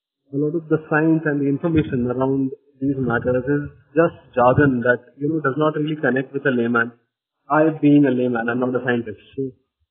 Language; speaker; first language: English; non-native, local second language; Marathi